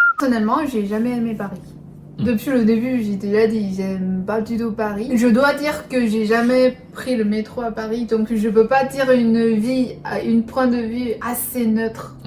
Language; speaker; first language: French; non-native, fluent; Chinese